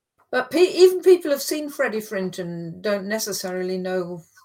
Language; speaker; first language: English; non-native, fluent; German